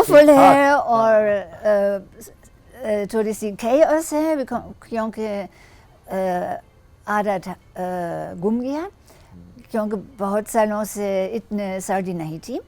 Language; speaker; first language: Hindi; non-native, learner; German